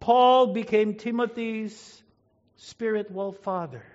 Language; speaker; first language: English; non-native, local second language; Filipino